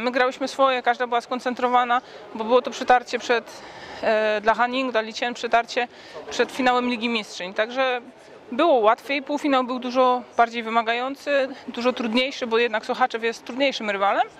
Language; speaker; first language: Polish; native; Polish